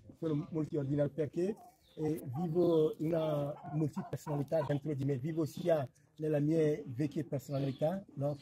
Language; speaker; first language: Italian; non-native, fluent; Ewe